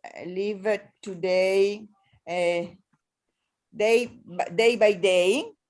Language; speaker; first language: English; non-native, learner; Italian